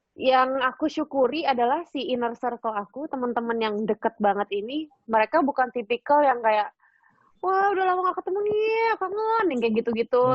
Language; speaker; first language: Indonesian; native; Indonesian